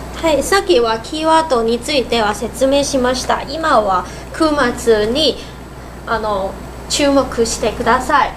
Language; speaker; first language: Japanese; non-native, learner; Cantonese